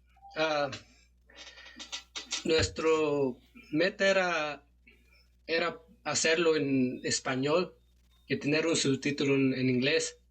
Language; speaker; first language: Spanish; non-native, local second language; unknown